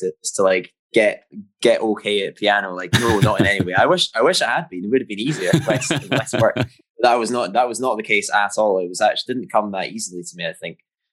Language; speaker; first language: English; native; English